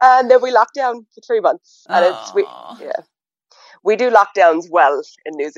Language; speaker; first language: English; native; English